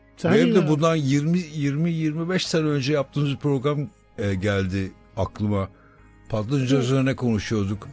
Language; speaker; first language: Turkish; native; Turkish